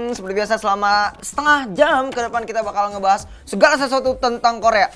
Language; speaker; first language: Indonesian; native; Indonesian